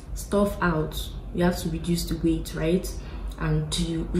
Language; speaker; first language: English; non-native, local second language; Yoruba